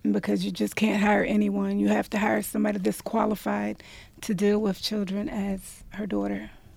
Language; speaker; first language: English; non-native, local second language; Spanish